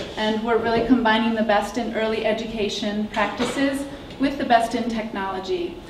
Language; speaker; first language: English; native; English